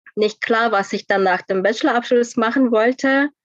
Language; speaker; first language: German; non-native, fluent; Korean